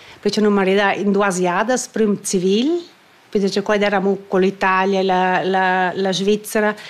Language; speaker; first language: Italian; non-native, fluent; Romansh